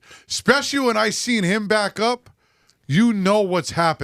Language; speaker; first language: English; native; English